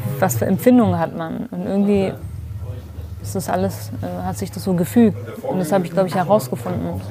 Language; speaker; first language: German; early bilingual, other home language; Kurdish